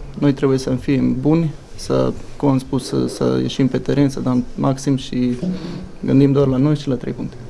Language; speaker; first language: Romanian; non-native, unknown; Bosnian